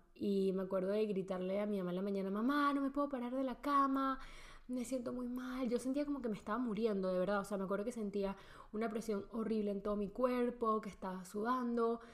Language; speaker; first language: Spanish; native; Spanish